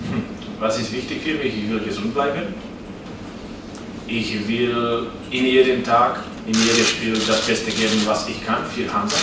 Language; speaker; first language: German; non-native, fluent; Slovak